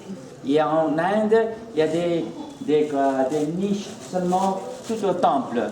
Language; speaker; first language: French; non-native, fluent; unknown